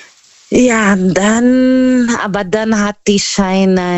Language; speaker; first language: German; non-native, learner; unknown